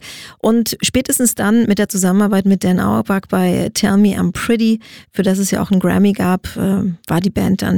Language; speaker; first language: German; native; German